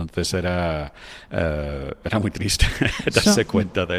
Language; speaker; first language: Spanish; non-native, fluent; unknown